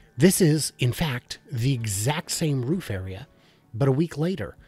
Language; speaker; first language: English; native; English